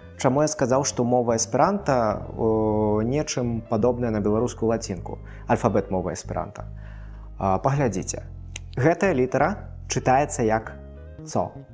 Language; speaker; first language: Belarusian; non-native, local second language; Russian